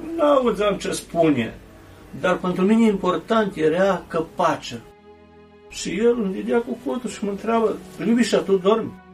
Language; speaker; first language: Romanian; native; Romanian